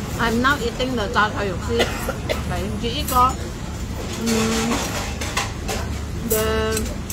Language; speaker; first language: English; non-native, local second language; Cantonese